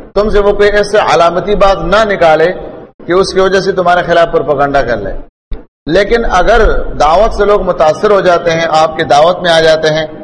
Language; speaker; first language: Urdu; non-native, local second language; Pashto